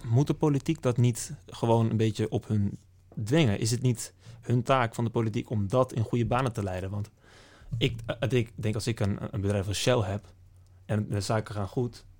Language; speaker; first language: Dutch; native; Dutch